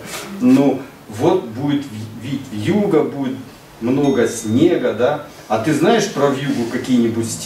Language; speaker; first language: Russian; native; Russian